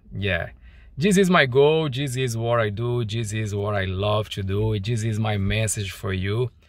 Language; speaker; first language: English; non-native, learner; Portuguese